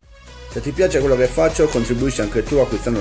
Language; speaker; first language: Italian; native; Italian